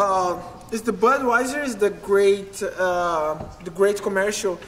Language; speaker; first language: English; non-native, learner; Portuguese